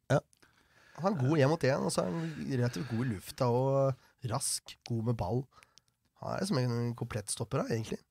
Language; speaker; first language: Norwegian; native; Norwegian